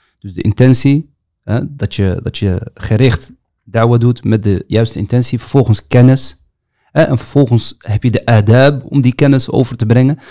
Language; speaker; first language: Dutch; early bilingual, other home language; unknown